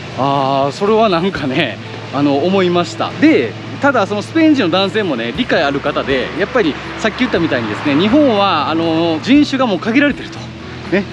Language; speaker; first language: Japanese; native; Japanese